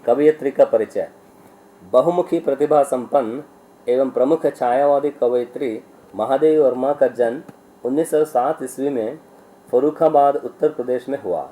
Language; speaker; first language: Hindi; non-native, local second language; Kannada